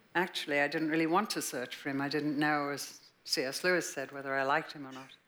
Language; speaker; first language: English; native; English